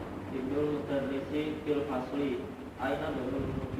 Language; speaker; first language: Arabic; non-native, learner; Indonesian